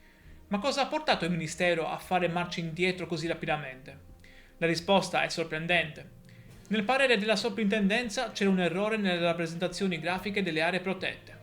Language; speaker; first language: Italian; native; Italian